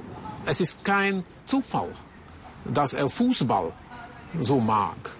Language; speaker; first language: German; non-native, fluent; Hungarian